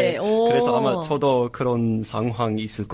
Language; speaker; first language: Korean; non-native, learner; English